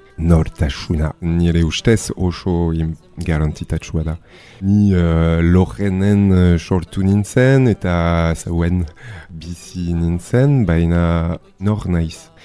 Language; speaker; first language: Basque; non-native, learner; French